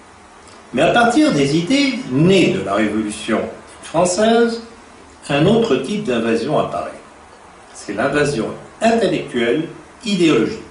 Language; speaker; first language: French; native; French